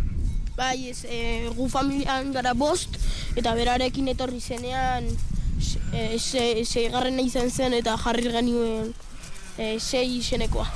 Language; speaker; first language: Basque; non-native, local second language; Spanish